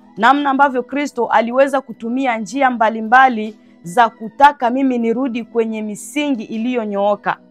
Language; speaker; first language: Swahili; non-native, local second language; Bembe